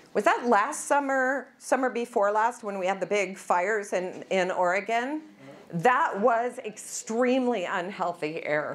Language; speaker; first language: English; native; English